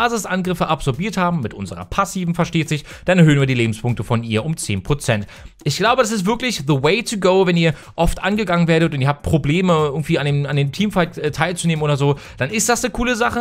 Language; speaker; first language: German; native; German